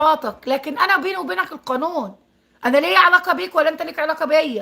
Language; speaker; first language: Arabic; native; Arabic